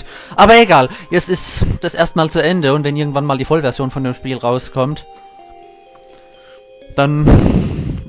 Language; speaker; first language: German; native; German